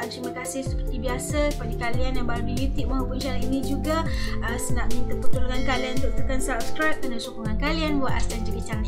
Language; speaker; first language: Malay; native; Malay